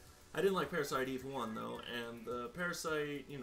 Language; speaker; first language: English; native; English